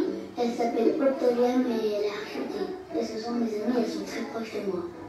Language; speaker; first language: French; early bilingual, other home language; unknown